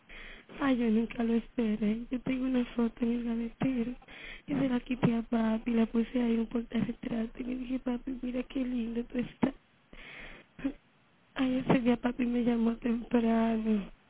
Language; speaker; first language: Spanish; native; Spanish